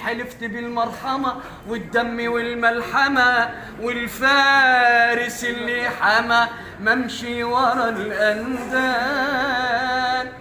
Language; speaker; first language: Arabic; native; Arabic